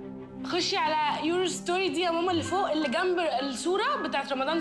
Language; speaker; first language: Arabic; native; Arabic